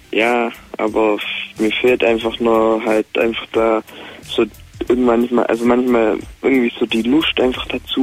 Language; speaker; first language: German; native; German